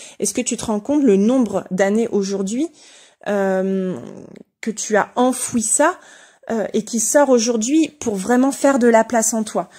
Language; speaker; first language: French; native; French